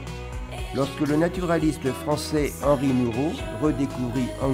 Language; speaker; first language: French; native; French